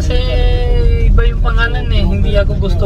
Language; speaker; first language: Filipino; non-native, learner; Punjabi